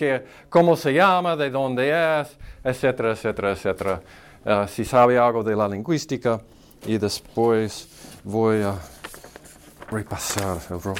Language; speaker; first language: Spanish; non-native, fluent; English